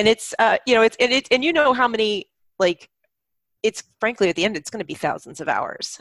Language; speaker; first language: English; native; English